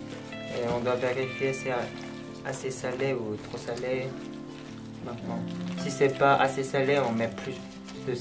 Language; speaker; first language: French; non-native, learner; Korean